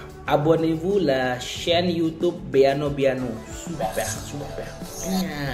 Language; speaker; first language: French; non-native, learner; Indonesian